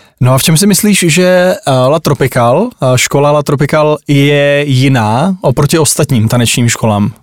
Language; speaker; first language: Czech; native; Czech